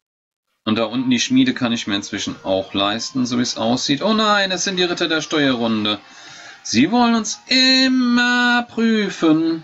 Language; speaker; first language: German; native; German